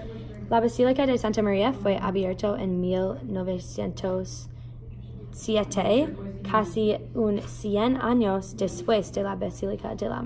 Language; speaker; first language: Spanish; non-native, learner; English